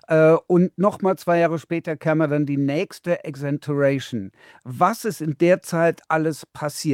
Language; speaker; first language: German; native; German